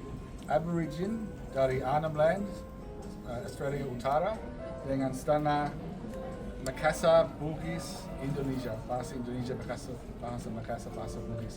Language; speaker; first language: Indonesian; non-native, learner; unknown